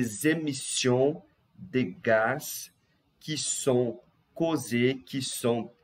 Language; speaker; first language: French; non-native, fluent; Portuguese